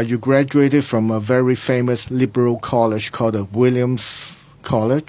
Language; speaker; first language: English; non-native, local second language; Cantonese